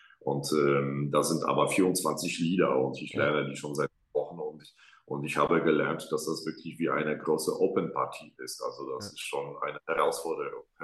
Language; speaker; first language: German; non-native, fluent; Polish